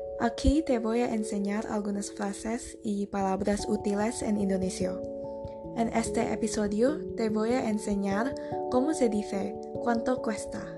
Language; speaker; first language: Spanish; non-native, fluent; Indonesian